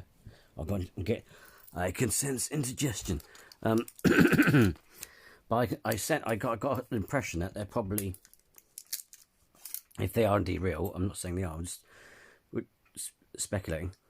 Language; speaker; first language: English; native; English